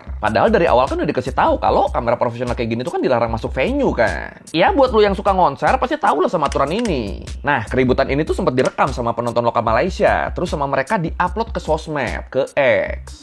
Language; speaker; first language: Indonesian; native; Indonesian